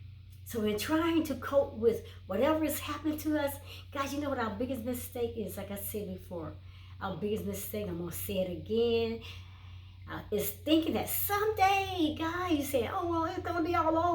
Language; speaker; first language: English; native; English